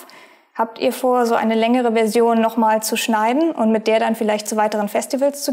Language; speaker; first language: German; native; German